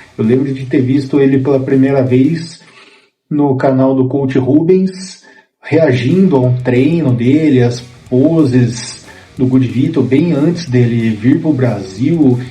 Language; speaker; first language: Portuguese; native; Portuguese